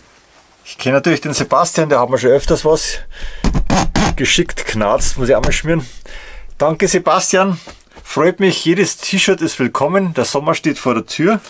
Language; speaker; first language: German; native; German